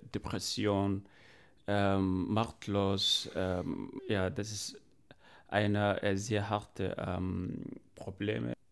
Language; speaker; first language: German; non-native, learner; Arabic